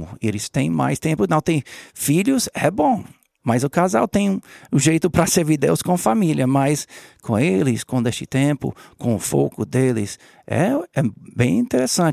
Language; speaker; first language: Portuguese; non-native, learner; English